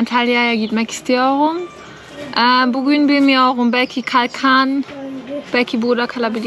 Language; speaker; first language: Turkish; non-native, learner; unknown